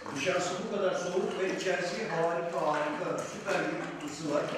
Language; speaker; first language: Turkish; native; Turkish